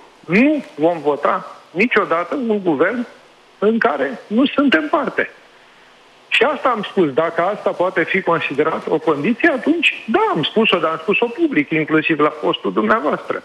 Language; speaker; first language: Romanian; native; Romanian